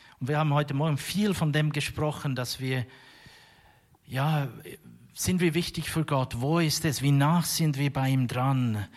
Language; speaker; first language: German; native; German